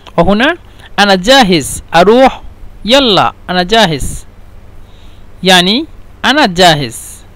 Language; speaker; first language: Egyptian Arabic; non-native, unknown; Bangla